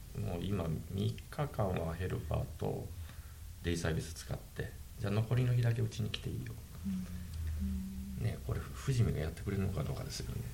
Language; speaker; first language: Japanese; native; Japanese